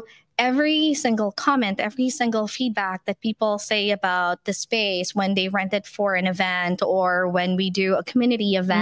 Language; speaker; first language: English; non-native, local second language; Filipino